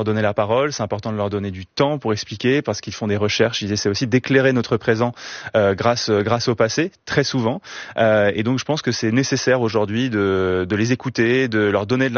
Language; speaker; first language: French; native; French